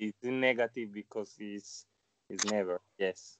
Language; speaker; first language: English; non-native, learner; Spanish